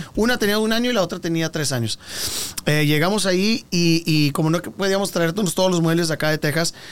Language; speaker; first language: Spanish; early bilingual, heritage; Spanish